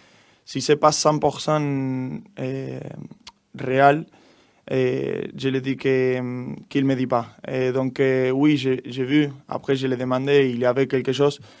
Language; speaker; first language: French; non-native, learner; Spanish